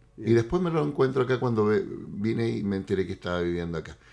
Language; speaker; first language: Spanish; native; Spanish